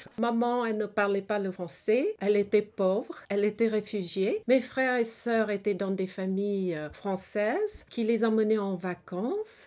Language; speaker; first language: French; early bilingual, other home language; Hmong